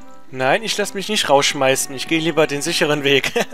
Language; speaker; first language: German; native; German